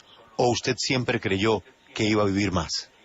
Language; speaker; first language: Spanish; native; Spanish